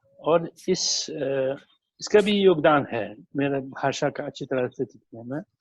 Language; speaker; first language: Hindi; non-native, fluent; Uzbek